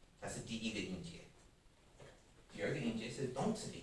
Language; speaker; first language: Chinese; non-native, learner; English